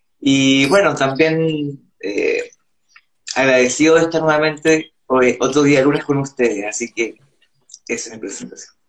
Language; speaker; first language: Spanish; native; Spanish